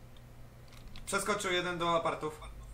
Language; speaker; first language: Polish; native; Polish